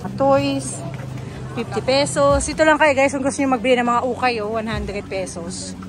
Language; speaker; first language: Filipino; native; Filipino